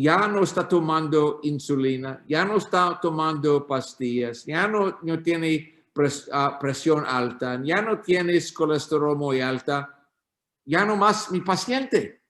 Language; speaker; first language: Spanish; non-native, learner; English